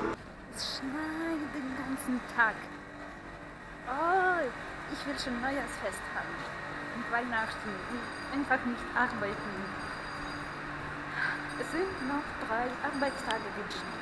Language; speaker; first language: German; non-native, fluent; Russian